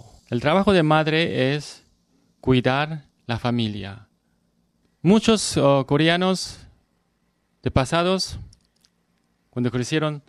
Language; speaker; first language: Spanish; non-native, learner; Korean